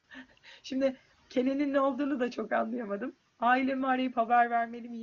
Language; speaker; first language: Turkish; native; Turkish